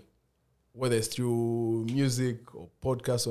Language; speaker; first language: English; non-native, local second language; Ganda